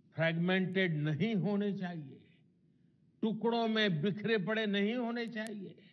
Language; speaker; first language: Hindi; non-native, local second language; Gujarati